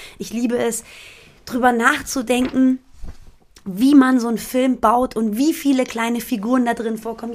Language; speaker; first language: German; early bilingual, other home language; Persian